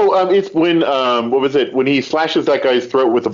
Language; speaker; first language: English; native; English